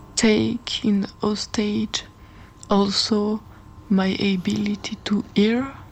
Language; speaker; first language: English; non-native, fluent; French